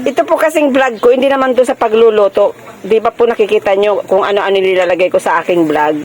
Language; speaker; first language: Filipino; non-native, local second language; Bikol